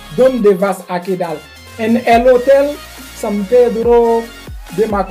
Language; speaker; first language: Spanish; non-native, learner; Haitian Creole